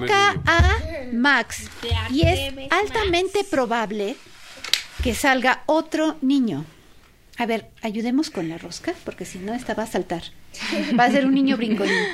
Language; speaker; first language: Spanish; native; Spanish